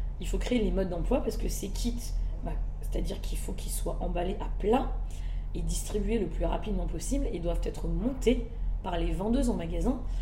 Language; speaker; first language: French; early bilingual, other home language; Malagasy